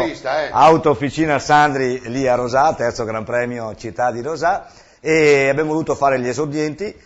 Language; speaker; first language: Italian; native; Italian